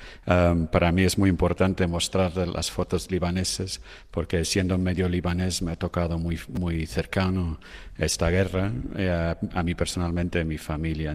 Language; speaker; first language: Spanish; non-native, fluent; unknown